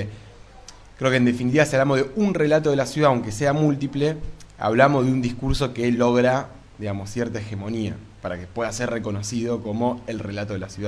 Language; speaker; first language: Spanish; native; Spanish